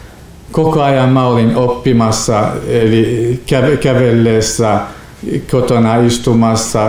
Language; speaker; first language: Finnish; non-native, fluent; Kurdish